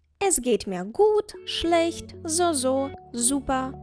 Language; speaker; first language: German; non-native, fluent; Ukrainian